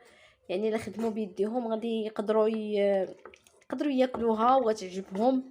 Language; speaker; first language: Arabic; native; Arabic